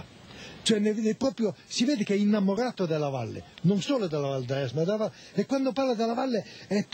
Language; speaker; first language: Italian; native; Italian